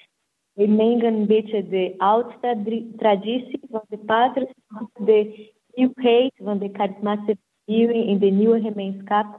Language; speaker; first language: Dutch; non-native, fluent; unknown